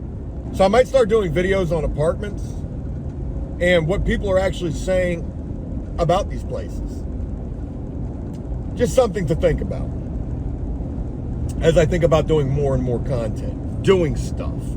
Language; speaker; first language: English; native; English